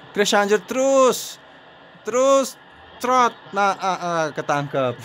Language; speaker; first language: Indonesian; non-native, fluent; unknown